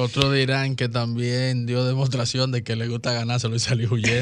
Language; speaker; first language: Spanish; native; Spanish